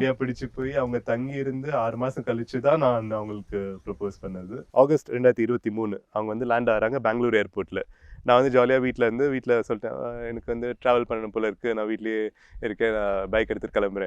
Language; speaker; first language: Tamil; native; Tamil